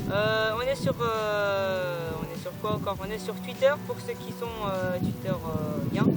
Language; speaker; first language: French; native; French